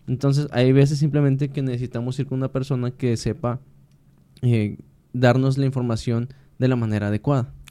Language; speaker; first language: Spanish; native; Spanish